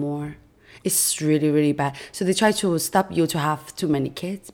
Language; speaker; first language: English; non-native, fluent; Chinese